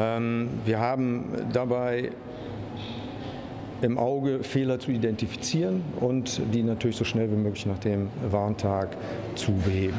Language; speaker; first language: German; native; German